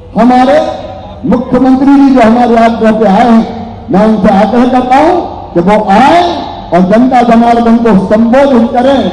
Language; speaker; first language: Hindi; native; Hindi